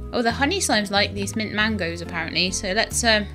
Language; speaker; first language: English; native; English